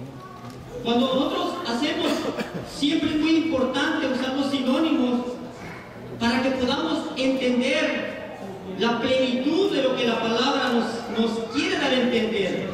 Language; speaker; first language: Spanish; native; Spanish